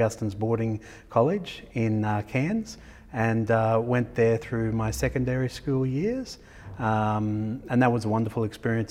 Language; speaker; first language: English; native; English